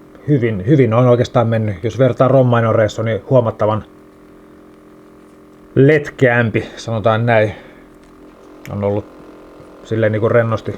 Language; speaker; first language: Finnish; native; Finnish